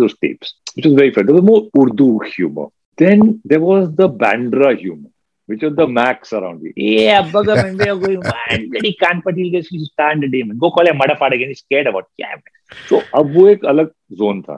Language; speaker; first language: English; non-native, local second language; Urdu